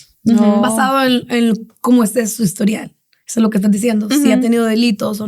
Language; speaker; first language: Spanish; native; Spanish